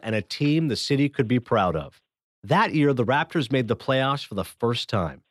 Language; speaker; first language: English; native; English